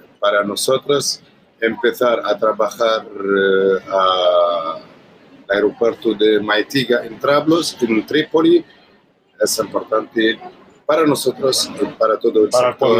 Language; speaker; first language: Spanish; non-native, learner; Arabic